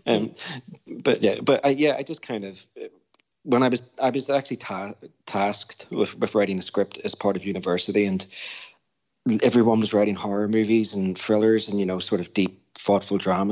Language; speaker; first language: English; native; English